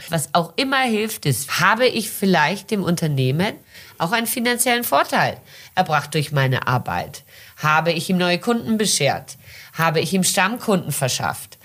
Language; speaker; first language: German; early bilingual, heritage; German